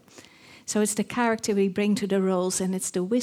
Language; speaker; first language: English; non-native, fluent; Dutch